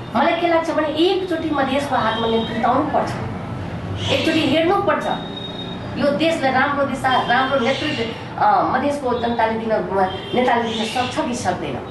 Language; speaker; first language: Nepali; non-native, local second language; Maithili